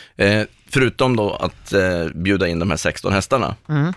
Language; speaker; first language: Swedish; native; Swedish